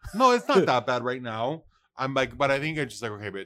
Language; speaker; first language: English; early bilingual, other home language; Spanish